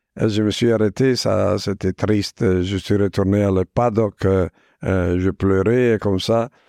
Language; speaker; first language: French; non-native, fluent; Italian